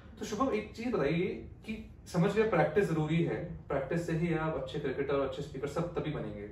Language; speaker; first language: Hindi; native; Hindi